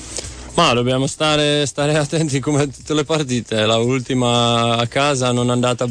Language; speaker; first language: Italian; non-native, fluent; Czech